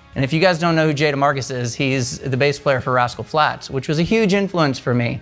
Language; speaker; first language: English; native; English